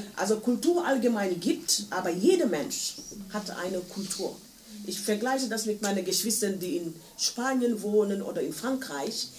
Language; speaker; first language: German; non-native, fluent; Wolof